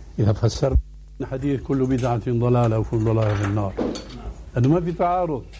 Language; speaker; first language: Arabic; early bilingual, other home language; Albanian